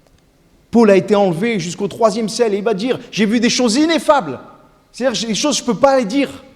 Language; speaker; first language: French; native; French